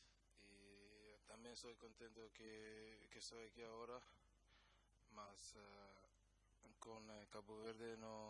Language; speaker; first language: Spanish; non-native, learner; Kabuverdianu